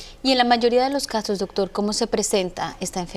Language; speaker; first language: Spanish; native; Spanish